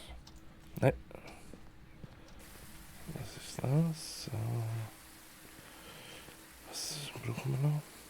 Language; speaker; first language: German; native; German